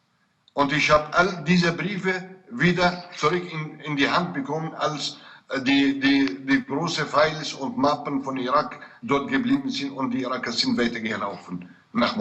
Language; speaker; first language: German; non-native, fluent; Kurdish